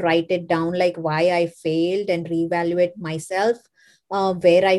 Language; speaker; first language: English; non-native, local second language; Kannada